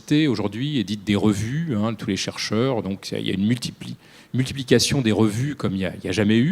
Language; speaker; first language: French; native; French